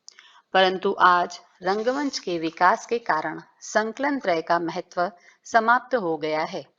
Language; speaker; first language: Hindi; native; Hindi